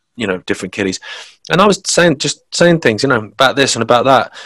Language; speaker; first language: English; native; English